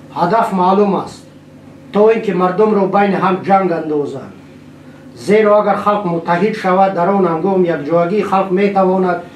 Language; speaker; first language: Tajik; non-native, local second language; Shughni